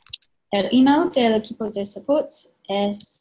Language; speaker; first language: Spanish; non-native, fluent; English